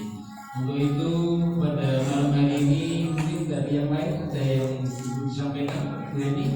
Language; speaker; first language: Indonesian; native; Indonesian